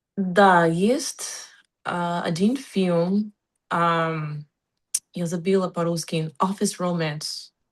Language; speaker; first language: Russian; non-native, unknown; English